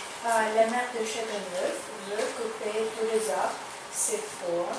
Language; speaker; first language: French; non-native, learner; Ukrainian